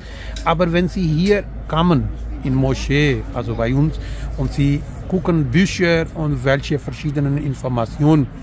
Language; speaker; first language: German; non-native, learner; Urdu